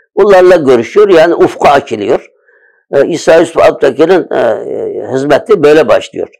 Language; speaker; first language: Turkish; early bilingual, other home language; Uyghur